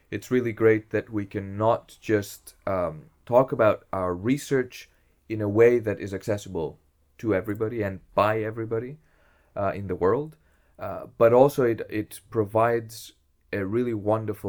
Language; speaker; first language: English; non-native, fluent; Greek